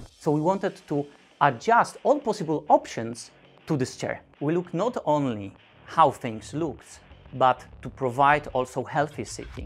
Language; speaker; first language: English; non-native, fluent; Polish